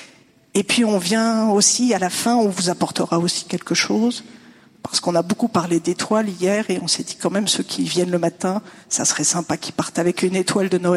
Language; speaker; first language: French; native; French